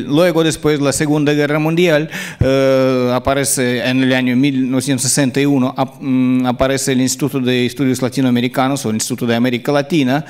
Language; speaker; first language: Spanish; non-native, fluent; Russian